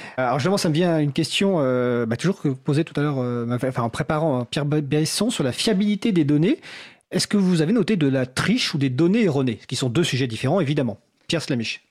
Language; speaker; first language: French; native; French